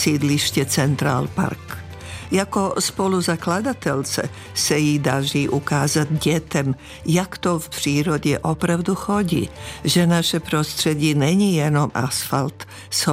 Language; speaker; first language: Czech; non-native, fluent; Serbian